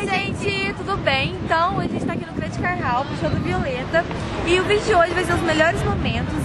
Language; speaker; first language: Portuguese; native; Portuguese